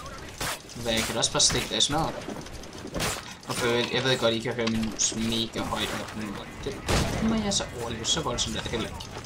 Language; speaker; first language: Danish; native; Danish